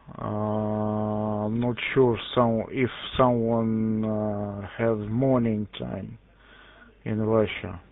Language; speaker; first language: English; non-native, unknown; Russian